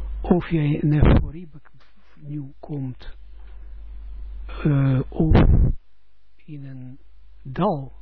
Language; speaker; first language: Dutch; non-native, fluent; Russian